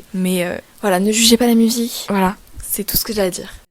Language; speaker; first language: French; native; French